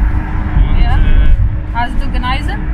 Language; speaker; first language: German; non-native, learner; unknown